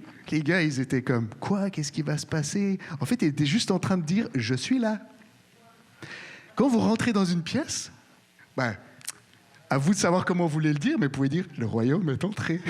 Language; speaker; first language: French; native; French